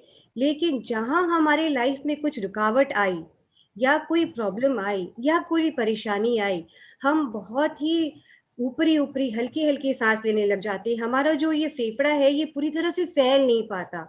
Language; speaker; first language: Hindi; native; Hindi